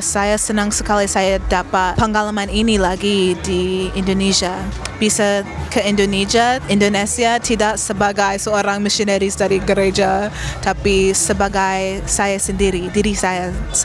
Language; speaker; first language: Indonesian; non-native, learner; English